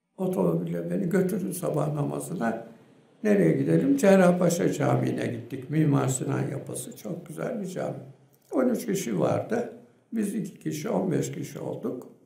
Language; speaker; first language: Turkish; native; Turkish